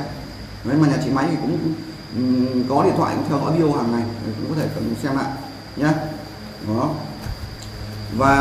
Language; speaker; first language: Vietnamese; native; Vietnamese